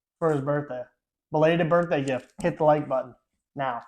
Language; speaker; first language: English; native; English